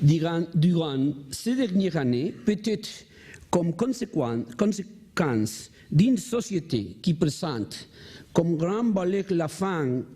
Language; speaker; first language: French; non-native, learner; Spanish